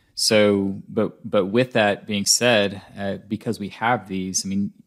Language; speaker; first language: English; native; English